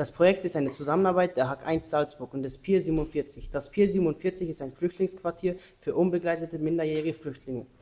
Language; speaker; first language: German; native; German